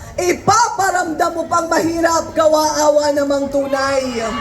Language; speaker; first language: Filipino; native; Filipino